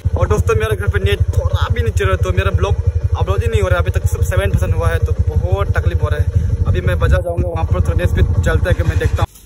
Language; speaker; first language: Hindi; non-native, local second language; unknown